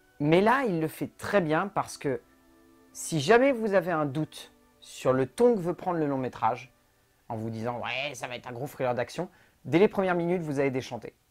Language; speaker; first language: French; native; French